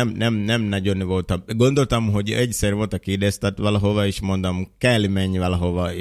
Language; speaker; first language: Hungarian; non-native, learner; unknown